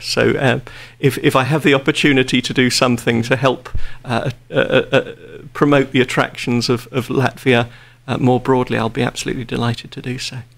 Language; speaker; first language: English; native; English